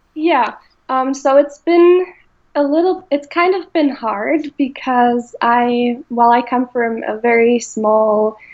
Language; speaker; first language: English; non-native, fluent; German